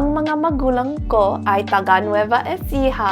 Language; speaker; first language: Filipino; early bilingual, heritage; Filipino